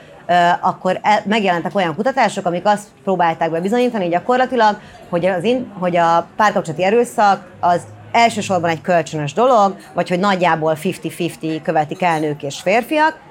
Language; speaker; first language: Hungarian; native; Hungarian